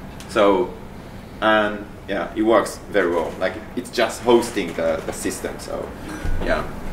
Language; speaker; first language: English; non-native, fluent; Japanese